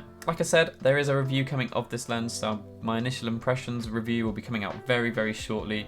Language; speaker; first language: English; native; English